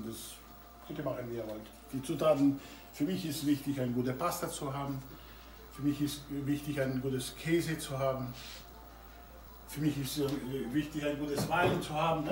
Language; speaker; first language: German; non-native, fluent; Italian